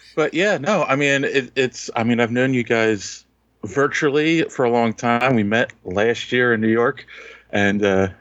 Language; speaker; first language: English; native; English